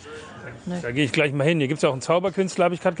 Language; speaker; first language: German; native; German